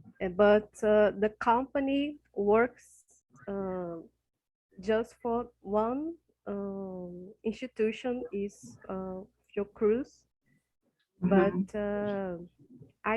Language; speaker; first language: English; non-native, learner; Portuguese